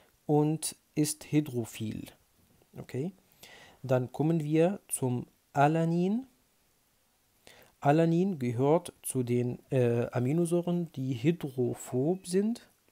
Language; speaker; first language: German; non-native, fluent; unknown